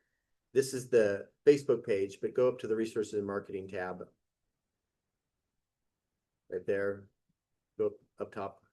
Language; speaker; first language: English; native; English